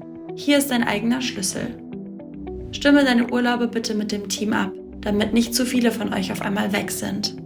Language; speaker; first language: German; native; German